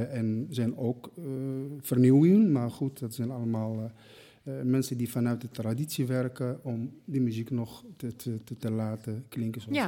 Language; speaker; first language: Dutch; non-native, local second language; Arabic